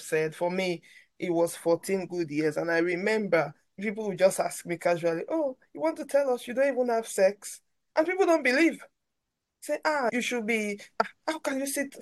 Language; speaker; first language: English; non-native, local second language; Krio